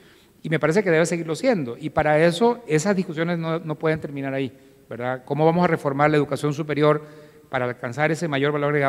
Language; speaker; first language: Spanish; native; Spanish